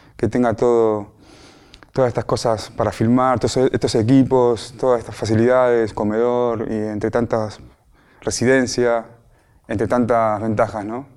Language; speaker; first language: Spanish; native; Spanish